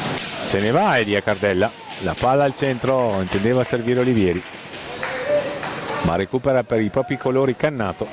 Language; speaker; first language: Italian; native; Italian